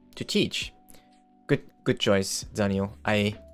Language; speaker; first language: English; non-native, fluent; Swiss German